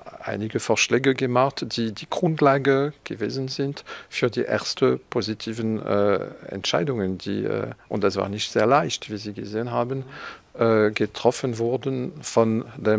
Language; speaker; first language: German; non-native, fluent; French